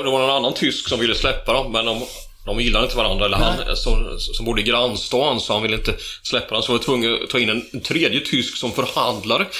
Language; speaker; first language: Swedish; native; Swedish